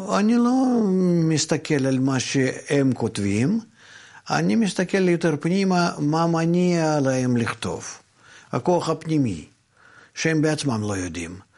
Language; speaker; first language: Hebrew; non-native, fluent; Russian